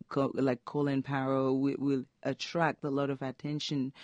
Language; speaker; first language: English; non-native, fluent; Haitian Creole